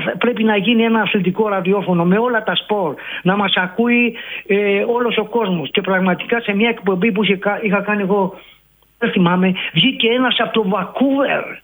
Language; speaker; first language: Greek; native; Greek